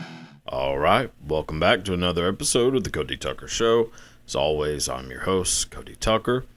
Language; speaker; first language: English; native; English